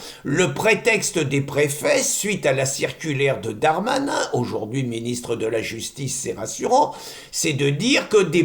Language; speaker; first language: French; native; French